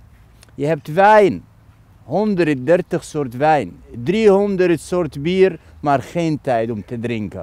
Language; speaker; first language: Dutch; non-native, fluent; Arabic